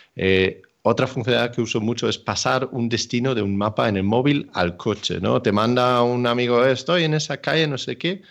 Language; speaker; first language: Spanish; non-native, fluent; Danish